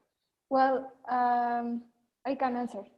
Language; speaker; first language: English; non-native, learner; Spanish